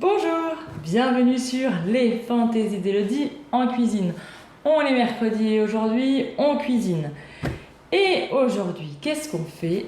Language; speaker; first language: French; native; French